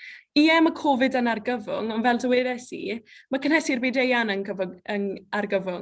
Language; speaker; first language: Welsh; native; Welsh